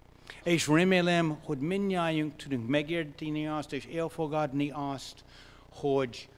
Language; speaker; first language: Hungarian; non-native, fluent; English